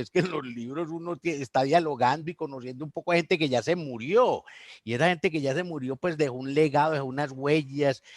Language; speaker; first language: Spanish; native; Spanish